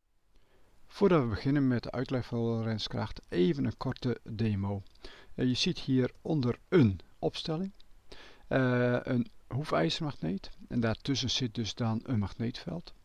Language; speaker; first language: Dutch; native; Dutch